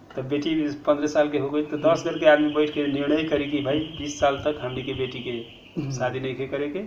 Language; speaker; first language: Bhojpuri; non-native, local second language; Nepali